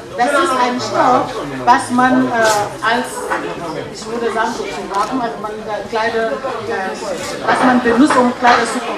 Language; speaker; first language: German; non-native, fluent; French